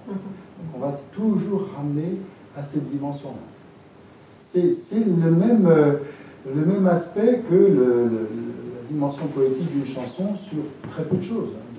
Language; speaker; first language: French; native; French